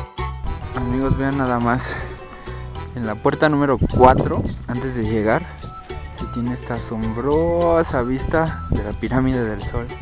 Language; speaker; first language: Spanish; native; Spanish